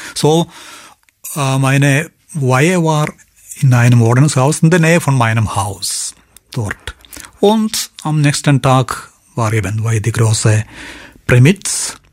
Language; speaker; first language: German; non-native, fluent; Malayalam